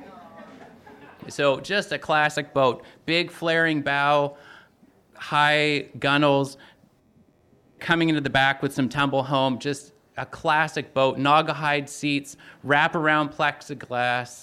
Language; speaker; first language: English; native; English